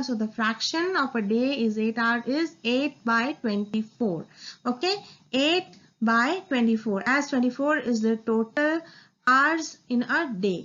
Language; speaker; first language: English; non-native, local second language; Hindi